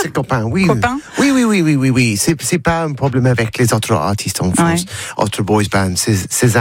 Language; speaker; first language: French; non-native, learner; English